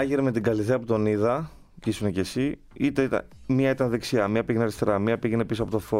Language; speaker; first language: Greek; native; Greek